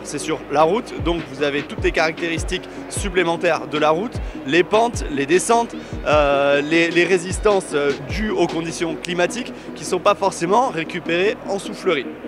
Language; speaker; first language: French; native; French